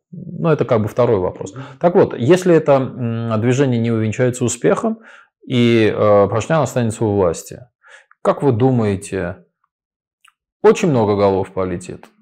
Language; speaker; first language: Russian; non-native, local second language; Armenian